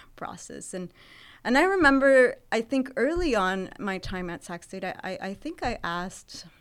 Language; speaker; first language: English; native; English